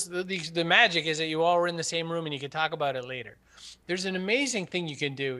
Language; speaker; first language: English; native; English